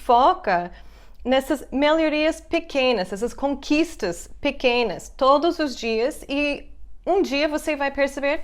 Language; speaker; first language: Portuguese; non-native, fluent; English